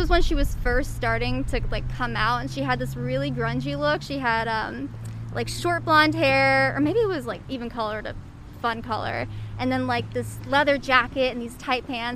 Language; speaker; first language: English; native; English